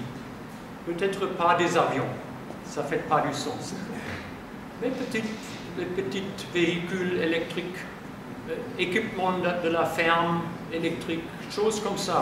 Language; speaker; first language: French; non-native, fluent; German